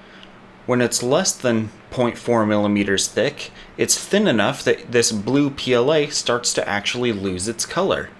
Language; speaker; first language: English; native; English